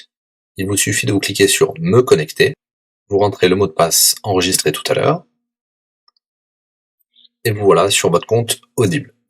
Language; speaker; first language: French; native; French